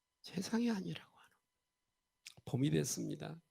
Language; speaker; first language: Korean; native; Korean